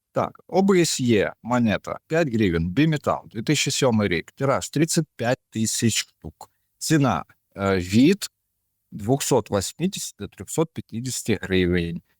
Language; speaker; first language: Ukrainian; non-native, local second language; Russian